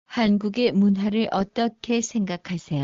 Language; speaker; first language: Korean; non-native, learner; Bangla